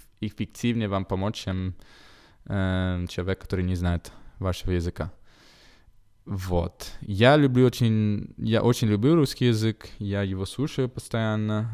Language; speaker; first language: Russian; non-native, fluent; Italian